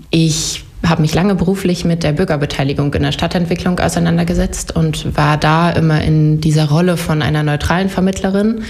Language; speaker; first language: German; native; German